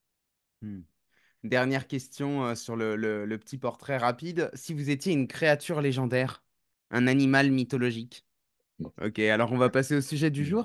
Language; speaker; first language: French; native; French